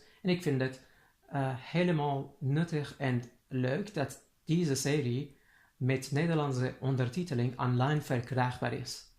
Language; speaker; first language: Dutch; non-native, fluent; Persian